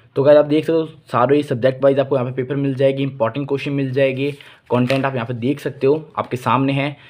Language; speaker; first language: Hindi; native; Hindi